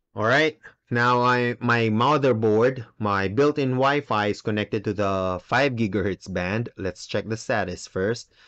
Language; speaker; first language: English; non-native, local second language; Filipino